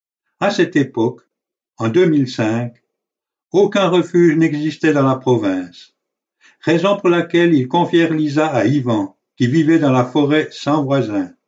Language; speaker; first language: French; native; French